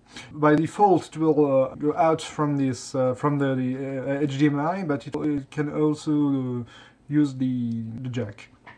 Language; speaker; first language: English; non-native, fluent; French